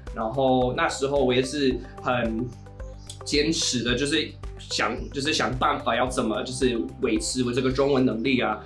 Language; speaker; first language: Chinese; non-native, fluent; English